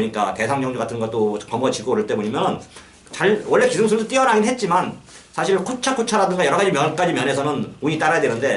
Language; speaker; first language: Korean; native; Korean